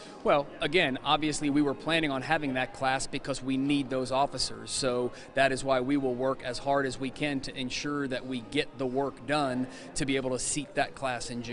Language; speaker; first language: English; native; English